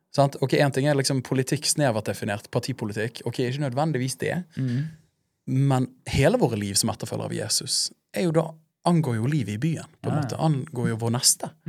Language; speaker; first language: Norwegian; native; Norwegian